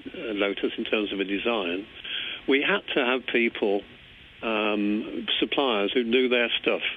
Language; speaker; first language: English; native; English